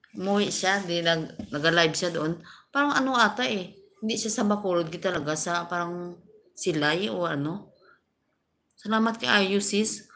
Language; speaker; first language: Filipino; non-native, local second language; Hiligaynon